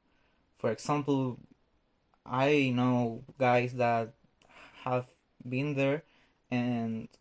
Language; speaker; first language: English; non-native, fluent; Spanish